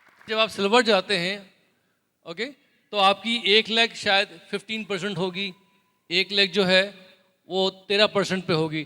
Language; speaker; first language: Hindi; native; Hindi